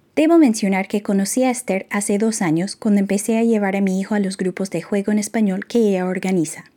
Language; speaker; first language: Spanish; non-native, fluent; English